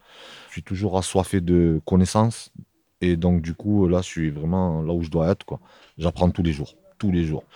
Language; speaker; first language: French; native; French